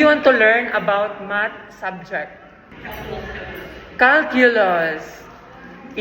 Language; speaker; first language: English; non-native, fluent; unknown